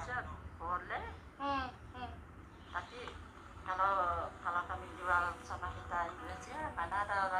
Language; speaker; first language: Indonesian; non-native, local second language; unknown